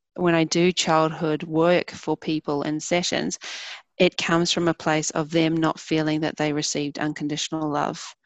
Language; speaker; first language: English; native; English